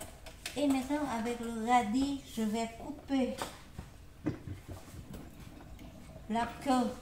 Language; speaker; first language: French; non-native, learner; Vietnamese